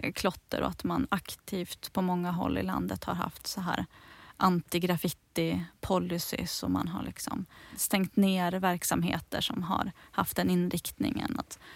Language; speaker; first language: Swedish; native; Swedish